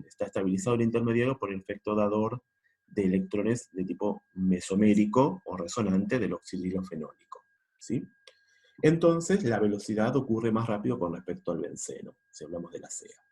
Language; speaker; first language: Spanish; native; Spanish